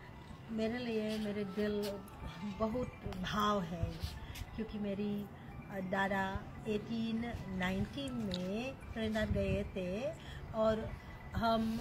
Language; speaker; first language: Hindi; early bilingual, heritage; Hindi